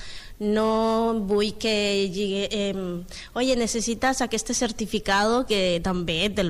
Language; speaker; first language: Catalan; non-native, learner; Spanish